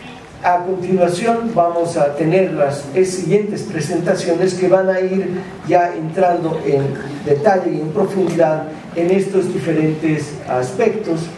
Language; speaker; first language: Spanish; native; Spanish